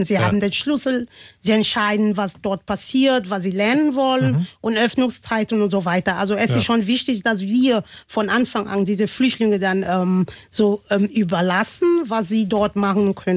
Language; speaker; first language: German; non-native, fluent; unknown